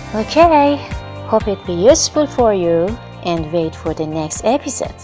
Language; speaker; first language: English; non-native, fluent; Persian